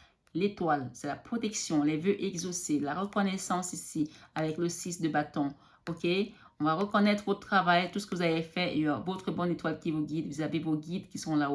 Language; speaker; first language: French; native; French